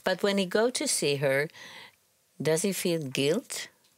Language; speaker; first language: English; non-native, fluent; Swedish